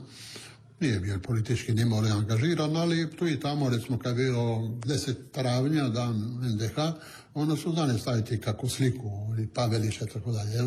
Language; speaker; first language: Serbian; non-native, local second language; Italian